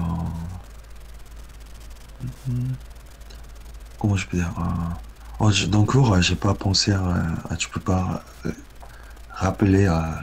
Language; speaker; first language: French; non-native, learner; Korean